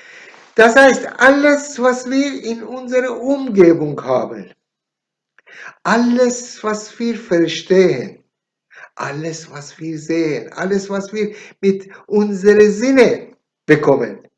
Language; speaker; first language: German; non-native, learner; Persian